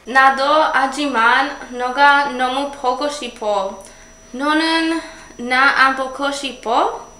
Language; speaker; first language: Korean; non-native, learner; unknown